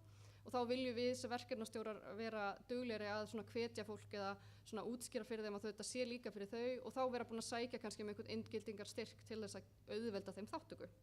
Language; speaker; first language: Icelandic; native; Icelandic